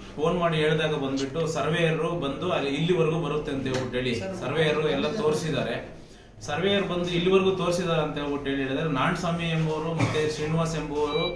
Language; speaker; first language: Kannada; native; Kannada